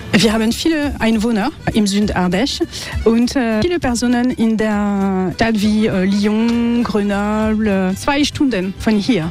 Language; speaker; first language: German; non-native, learner; French